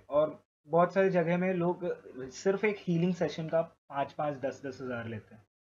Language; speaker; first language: Hindi; native; Hindi